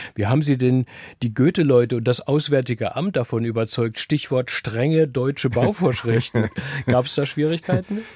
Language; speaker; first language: German; native; German